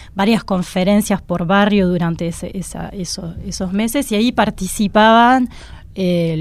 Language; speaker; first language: Spanish; non-native, fluent; French